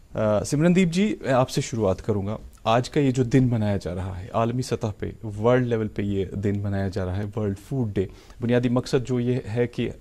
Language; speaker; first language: Hindi; non-native, local second language; Kashmiri